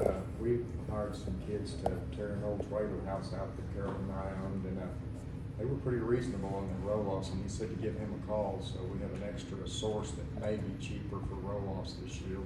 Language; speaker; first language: English; native; English